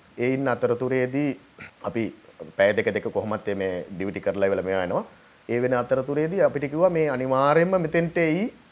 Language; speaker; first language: Sinhala; native; Sinhala